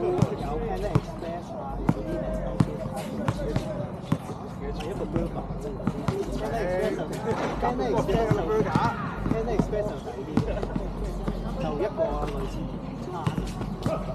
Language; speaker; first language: Cantonese; native; Cantonese